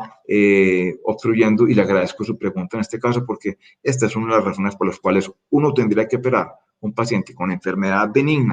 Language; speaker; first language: Spanish; native; Spanish